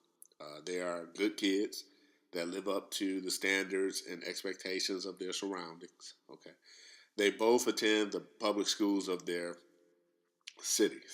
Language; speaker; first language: English; native; English